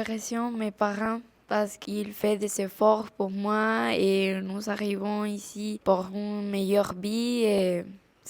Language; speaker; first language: French; non-native, learner; Spanish